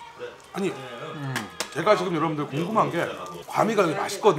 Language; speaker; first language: Korean; native; Korean